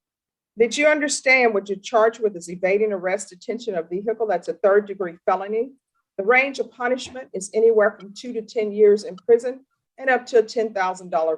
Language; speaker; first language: English; native; English